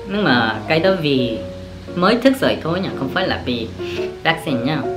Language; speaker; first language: Vietnamese; non-native, learner; Korean